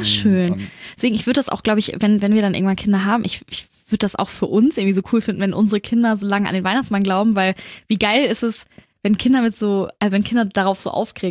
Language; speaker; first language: German; native; German